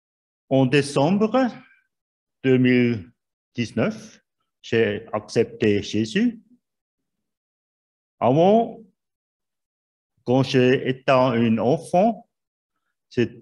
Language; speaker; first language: French; non-native, learner; Swiss German